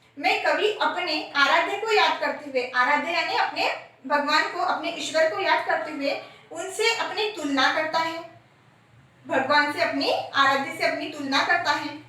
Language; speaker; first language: Hindi; non-native, local second language; Marathi